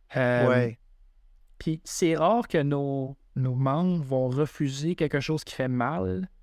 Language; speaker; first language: French; native; French